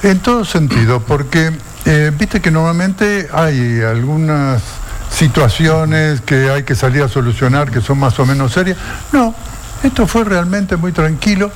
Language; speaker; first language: Spanish; native; Spanish